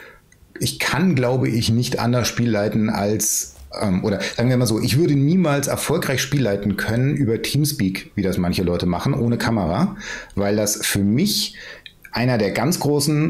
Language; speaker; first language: German; native; German